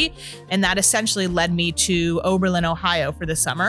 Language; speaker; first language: English; native; English